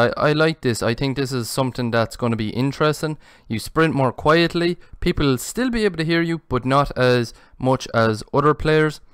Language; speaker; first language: English; native; English